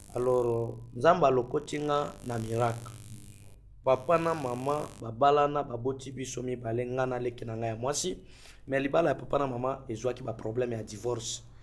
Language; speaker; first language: Lingala; non-native, local second language; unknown